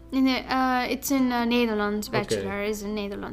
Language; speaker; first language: Dutch; non-native, fluent; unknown